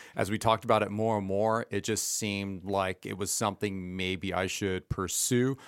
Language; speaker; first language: English; early bilingual, other home language; Spanish